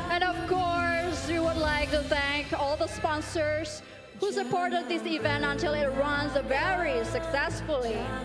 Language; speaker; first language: English; non-native, fluent; Indonesian